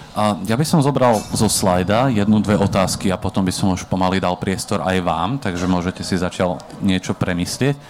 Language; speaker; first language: Slovak; native; Slovak